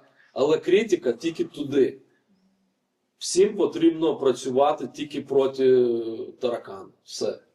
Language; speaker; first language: Ukrainian; non-native, fluent; Lithuanian